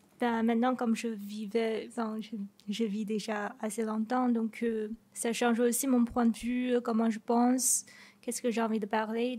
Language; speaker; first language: French; non-native, fluent; Chinese